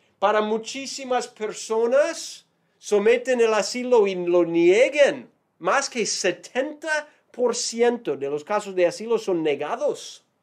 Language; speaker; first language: Spanish; non-native, fluent; English